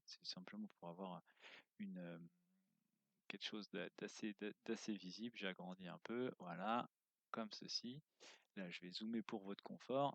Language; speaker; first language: French; native; French